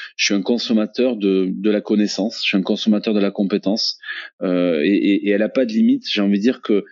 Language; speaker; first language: French; native; French